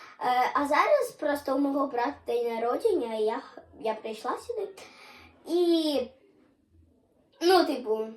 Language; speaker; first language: Ukrainian; non-native, local second language; Russian